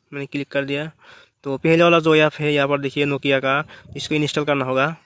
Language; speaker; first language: Hindi; non-native, local second language; Bangla